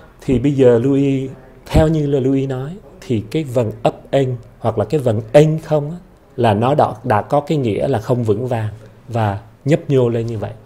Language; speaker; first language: Vietnamese; early bilingual, heritage; Vietnamese